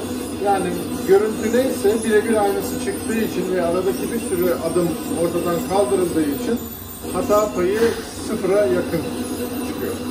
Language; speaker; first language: Turkish; native; Turkish